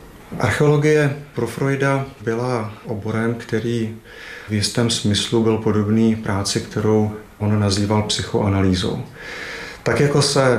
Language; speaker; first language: Czech; native; Czech